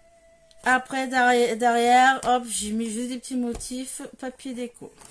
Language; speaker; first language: French; native; French